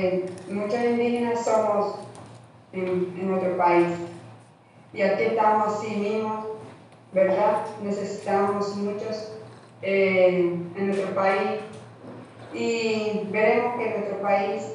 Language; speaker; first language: Spanish; non-native, local second language; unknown